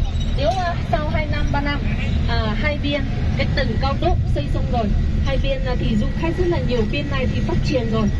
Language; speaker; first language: Vietnamese; non-native, fluent; Chinese